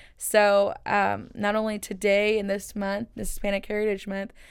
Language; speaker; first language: English; early bilingual, other home language; Spanish